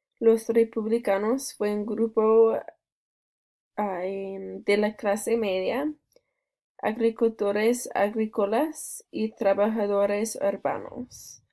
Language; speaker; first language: Spanish; non-native, learner; English